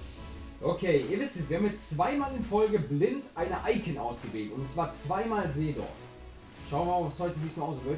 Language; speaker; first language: German; native; German